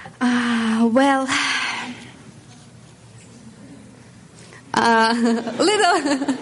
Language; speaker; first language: English; non-native, learner; Russian